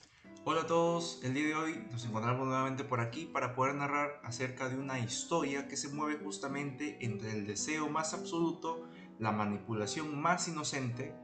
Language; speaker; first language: Spanish; native; Spanish